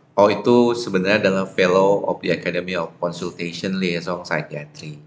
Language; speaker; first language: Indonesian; native; Indonesian